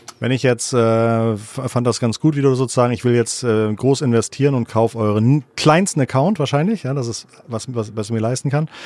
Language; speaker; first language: German; native; German